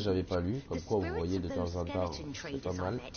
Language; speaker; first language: French; native; French